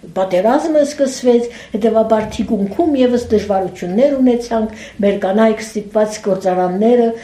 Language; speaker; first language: Armenian; early bilingual, heritage; Armenian